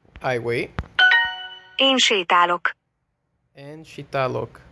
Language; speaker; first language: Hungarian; non-native, learner; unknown